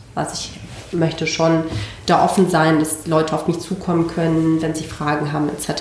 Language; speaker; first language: German; non-native, fluent; Spanish